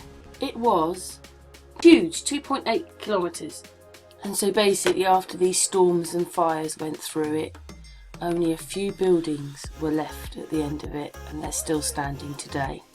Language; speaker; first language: English; native; English